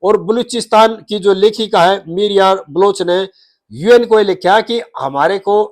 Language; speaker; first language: Hindi; native; Hindi